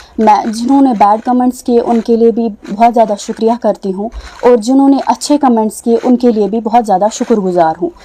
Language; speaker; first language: Urdu; non-native, local second language; Kashmiri